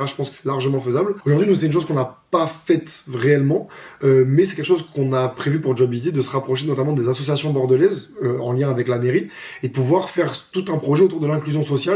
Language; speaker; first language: French; native; French